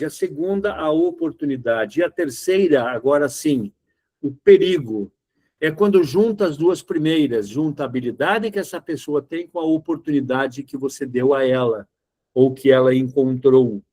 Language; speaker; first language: Portuguese; native; Portuguese